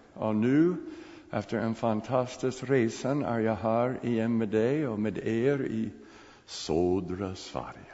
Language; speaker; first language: Swedish; non-native, fluent; English